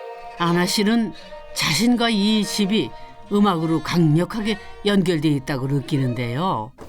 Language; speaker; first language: Korean; native; Korean